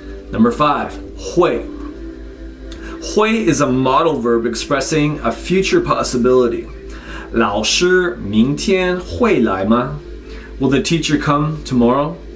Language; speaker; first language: English; native; English